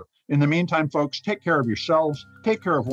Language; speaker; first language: English; native; English